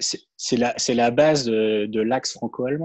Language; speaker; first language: French; early bilingual, heritage; French